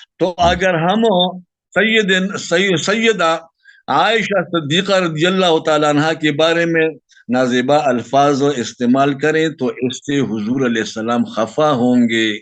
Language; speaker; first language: Urdu; non-native, local second language; Pashto